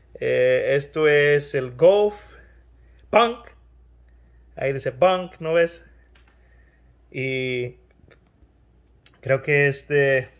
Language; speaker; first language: Spanish; early bilingual, heritage; Spanish